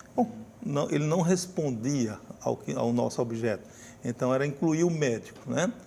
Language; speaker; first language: Portuguese; native; Portuguese